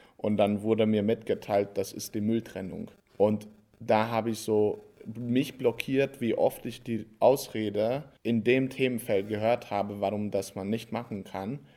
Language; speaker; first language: German; non-native, fluent; Hungarian